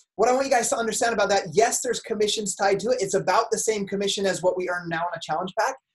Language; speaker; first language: English; native; English